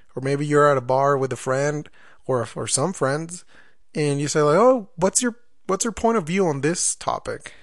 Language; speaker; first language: English; non-native, fluent; Spanish